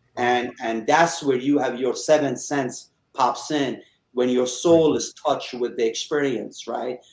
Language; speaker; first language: English; early bilingual, other home language; Persian